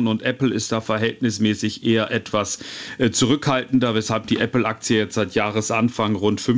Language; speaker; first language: German; native; German